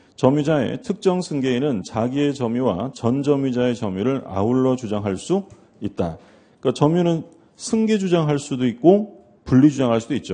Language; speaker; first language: Korean; native; Korean